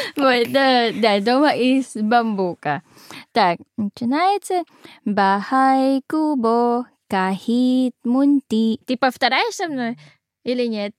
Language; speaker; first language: Russian; non-native, learner; Filipino